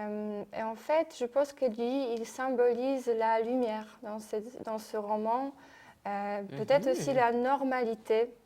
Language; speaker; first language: French; non-native, fluent; Polish